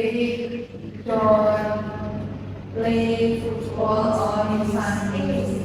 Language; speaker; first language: English; non-native, learner; Indonesian